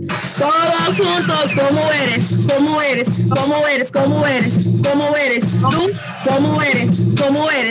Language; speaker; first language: Spanish; non-native, fluent; English